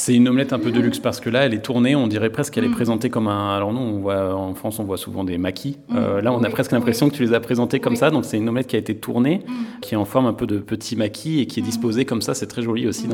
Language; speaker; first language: French; native; French